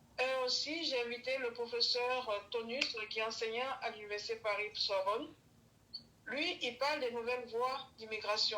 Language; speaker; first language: French; early bilingual, other home language; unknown